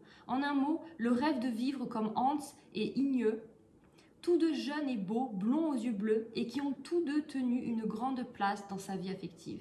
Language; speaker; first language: French; native; French